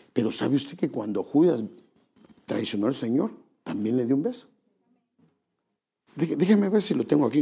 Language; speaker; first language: Spanish; native; Spanish